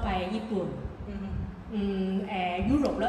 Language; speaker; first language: Thai; non-native, learner; Cantonese